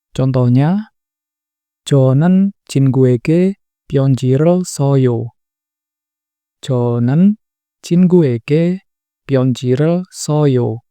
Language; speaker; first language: Korean; non-native, fluent; Indonesian